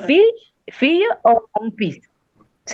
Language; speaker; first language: French; non-native, learner; Spanish